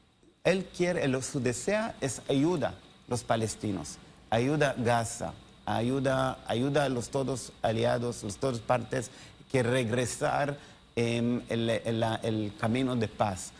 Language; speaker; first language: Spanish; non-native, learner; Hebrew